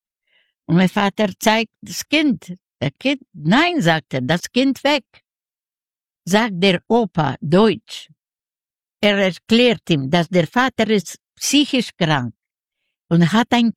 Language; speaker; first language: German; non-native, learner; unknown